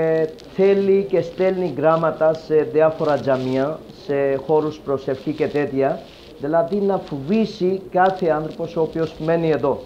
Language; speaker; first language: Greek; non-native, learner; Urdu